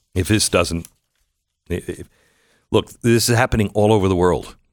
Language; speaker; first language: English; early bilingual, other home language; German